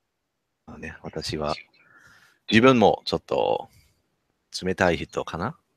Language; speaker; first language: Japanese; non-native, learner; English